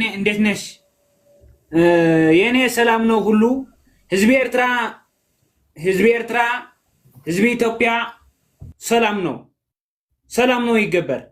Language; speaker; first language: Amharic; non-native, learner; Tigrinya